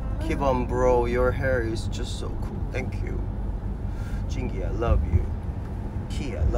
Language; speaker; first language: English; non-native, learner; Korean